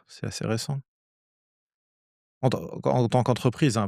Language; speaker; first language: French; native; French